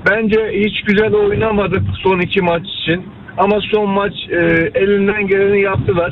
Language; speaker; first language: Turkish; native; Turkish